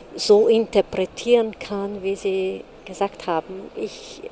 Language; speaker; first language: German; non-native, fluent; Hungarian